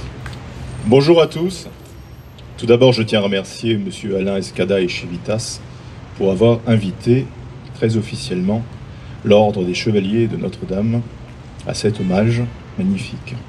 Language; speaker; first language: French; native; French